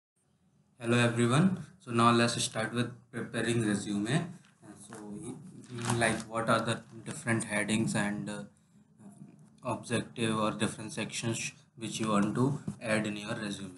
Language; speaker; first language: English; non-native, local second language; Hindi